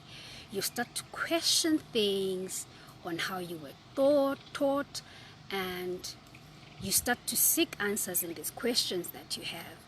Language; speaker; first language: English; non-native, local second language; Zulu